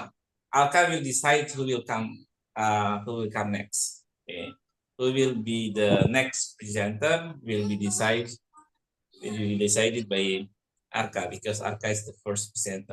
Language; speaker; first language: English; non-native, fluent; Indonesian